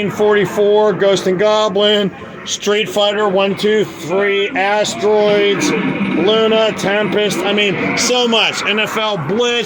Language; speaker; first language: English; native; English